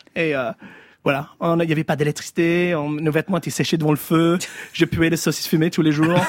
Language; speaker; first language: French; early bilingual, other home language; English